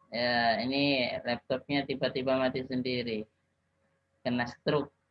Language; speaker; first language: Indonesian; native; Indonesian